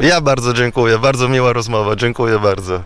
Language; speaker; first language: Polish; non-native, fluent; Italian